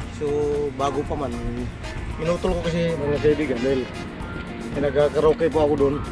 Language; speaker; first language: Filipino; non-native, local second language; Cebuano